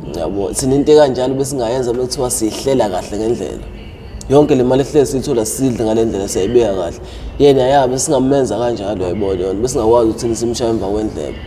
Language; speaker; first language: Zulu; native; Zulu